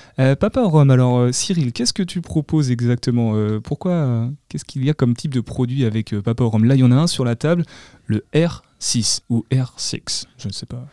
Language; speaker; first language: French; native; French